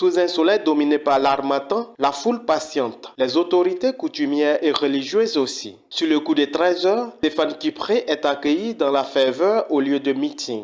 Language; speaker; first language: French; native; French